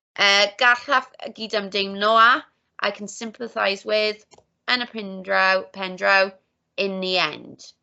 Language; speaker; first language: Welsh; non-native, local second language; English